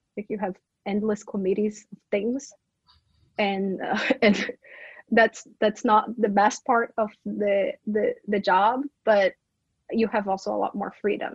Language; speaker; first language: English; non-native, fluent; Portuguese